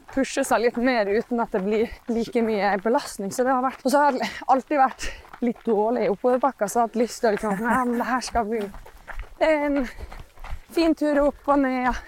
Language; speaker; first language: Norwegian; native; Norwegian